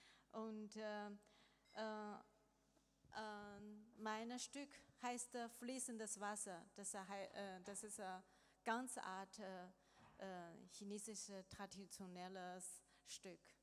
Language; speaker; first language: German; non-native, learner; Chinese